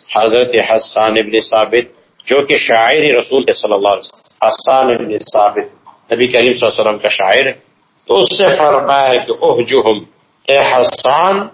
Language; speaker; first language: Urdu; non-native, local second language; Pashto